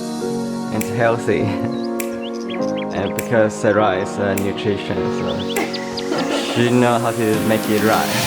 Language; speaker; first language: English; non-native, learner; Chinese